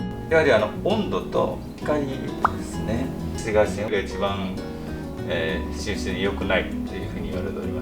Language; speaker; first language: Japanese; native; Japanese